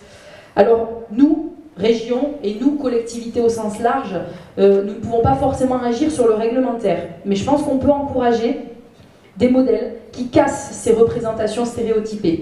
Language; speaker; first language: French; native; French